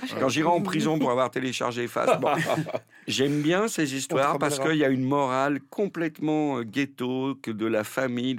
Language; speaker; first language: French; native; French